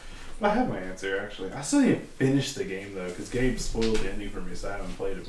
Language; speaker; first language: English; native; English